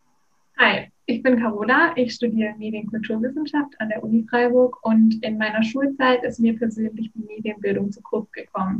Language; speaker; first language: German; native; German